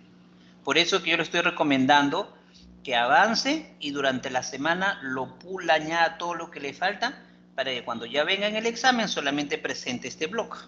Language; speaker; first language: Spanish; native; Spanish